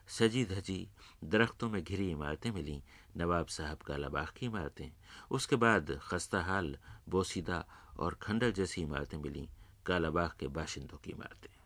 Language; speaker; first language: Urdu; native; Urdu